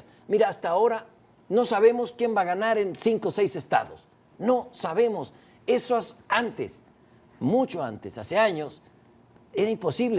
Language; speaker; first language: Spanish; native; Spanish